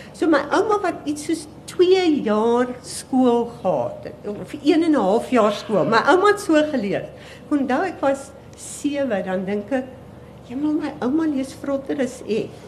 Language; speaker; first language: Afrikaans; native; Afrikaans